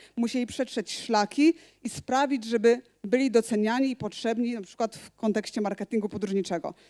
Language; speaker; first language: Polish; native; Polish